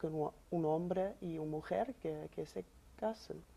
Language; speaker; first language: Spanish; non-native, fluent; Dutch